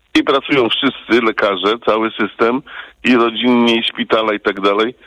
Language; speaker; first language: Polish; early bilingual, heritage; Polish